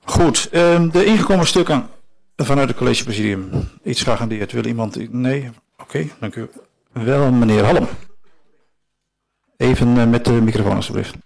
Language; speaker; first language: Dutch; native; Dutch